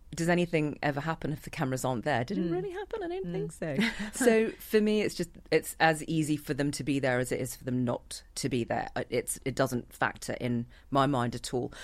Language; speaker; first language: English; native; English